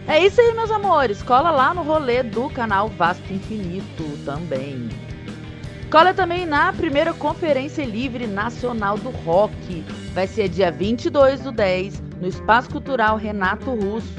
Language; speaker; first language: Portuguese; native; Portuguese